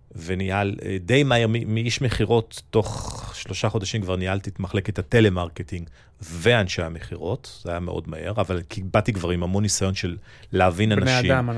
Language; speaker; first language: Hebrew; early bilingual, other home language; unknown